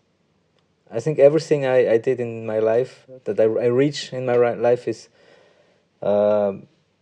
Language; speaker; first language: English; non-native, fluent; Swiss German